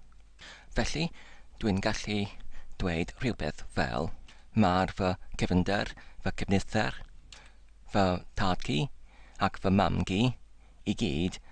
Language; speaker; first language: Welsh; non-native, learner; English